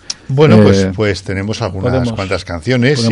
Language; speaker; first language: Spanish; native; Spanish